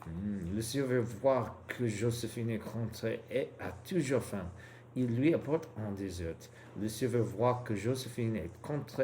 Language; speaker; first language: French; non-native, learner; English